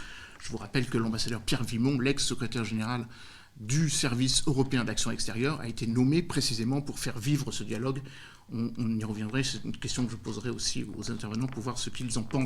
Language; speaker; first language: French; native; French